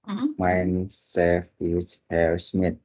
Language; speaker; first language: German; non-native, learner; Indonesian